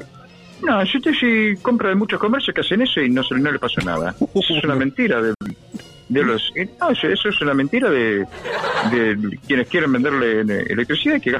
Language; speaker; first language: Spanish; native; Spanish